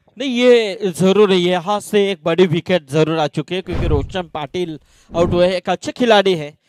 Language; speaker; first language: Hindi; non-native, local second language; Marathi